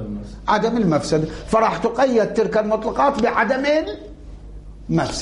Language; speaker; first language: Arabic; native; Arabic